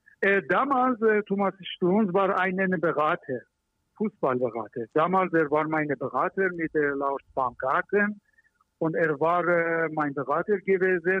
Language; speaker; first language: German; non-native, learner; Persian